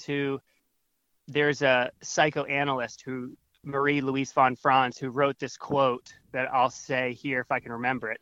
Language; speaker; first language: English; native; English